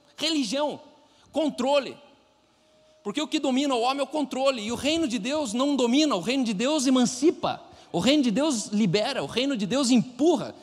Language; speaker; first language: Portuguese; non-native, fluent; German